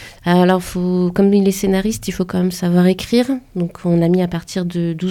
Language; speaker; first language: French; native; French